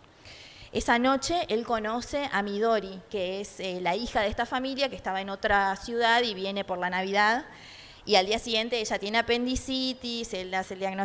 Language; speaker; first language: Spanish; native; Spanish